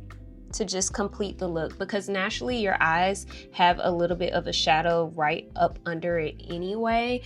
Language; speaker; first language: English; native; English